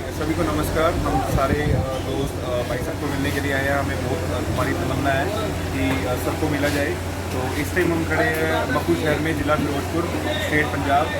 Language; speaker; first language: Hindi; non-native, local second language; Punjabi